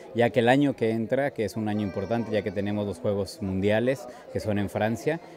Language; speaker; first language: Spanish; native; Spanish